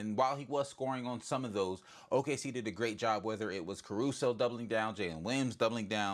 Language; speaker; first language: English; native; English